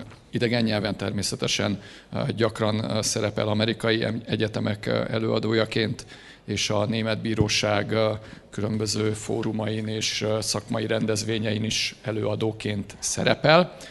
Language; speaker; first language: Hungarian; native; Hungarian